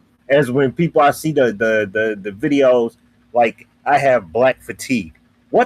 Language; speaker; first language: English; native; English